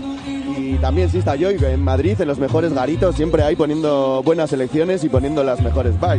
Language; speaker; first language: Spanish; native; Spanish